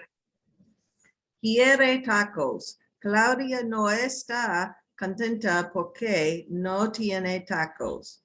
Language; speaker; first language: Spanish; non-native, learner; English